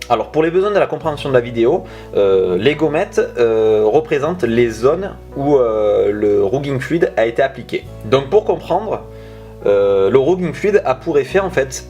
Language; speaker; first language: French; native; French